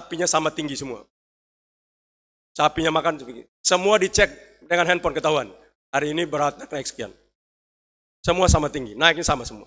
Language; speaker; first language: Indonesian; native; Indonesian